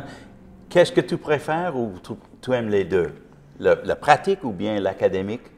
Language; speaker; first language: French; non-native, fluent; English